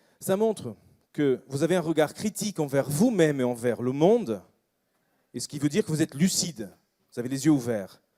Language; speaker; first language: French; non-native, fluent; Portuguese